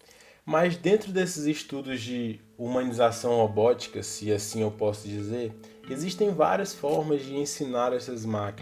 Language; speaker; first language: Portuguese; native; Portuguese